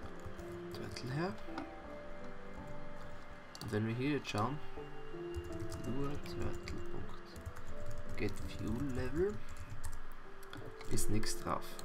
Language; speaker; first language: German; native; German